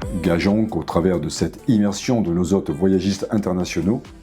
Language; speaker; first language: French; native; French